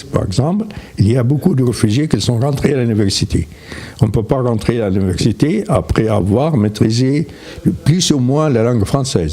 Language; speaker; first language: French; non-native, fluent; Arabic